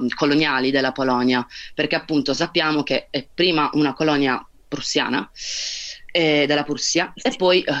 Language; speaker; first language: Italian; native; Italian